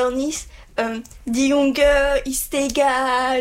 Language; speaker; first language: German; non-native, learner; French